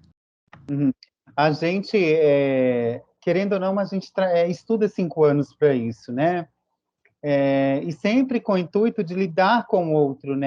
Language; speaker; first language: Portuguese; native; Portuguese